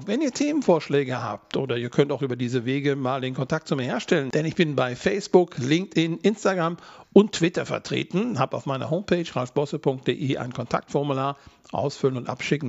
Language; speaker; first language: German; native; German